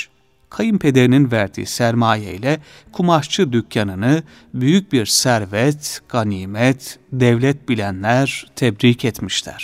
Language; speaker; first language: Turkish; native; Turkish